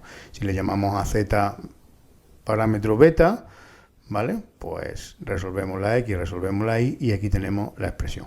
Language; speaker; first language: Spanish; native; Spanish